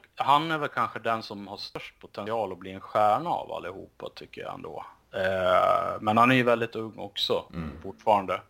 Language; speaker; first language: Swedish; native; Swedish